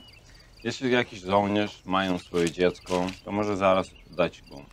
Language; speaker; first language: Polish; non-native, learner; Russian